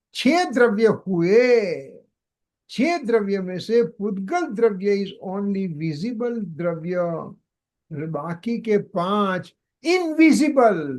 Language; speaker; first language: Hindi; non-native, local second language; Gujarati